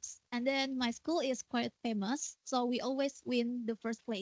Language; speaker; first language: English; non-native, learner; Indonesian